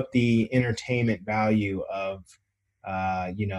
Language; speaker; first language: English; native; English